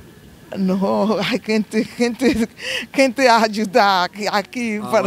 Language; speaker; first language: Spanish; non-native, learner; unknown